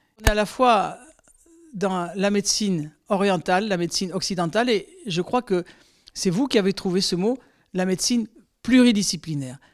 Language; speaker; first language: French; native; French